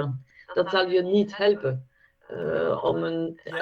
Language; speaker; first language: Dutch; non-native, fluent; French